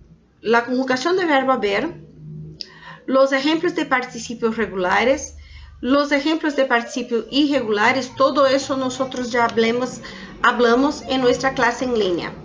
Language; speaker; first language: Spanish; non-native, fluent; Portuguese